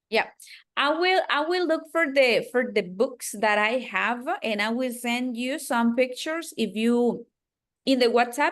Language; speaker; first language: English; non-native, fluent; Spanish